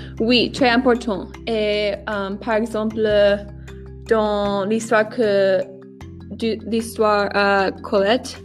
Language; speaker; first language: French; non-native, learner; English